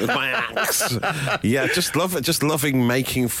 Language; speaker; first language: English; native; English